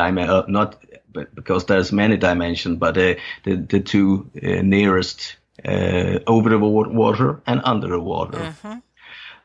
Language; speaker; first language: English; non-native, fluent; Danish